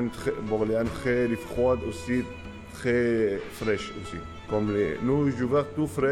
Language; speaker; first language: French; non-native, learner; Arabic